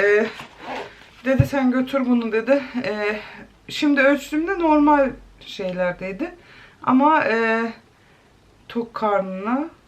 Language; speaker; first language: Turkish; early bilingual, heritage; Turkish